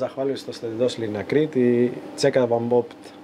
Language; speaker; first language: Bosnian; non-native, learner; Greek